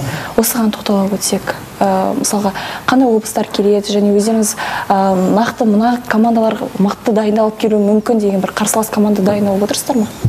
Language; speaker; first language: Kazakh; native; Kazakh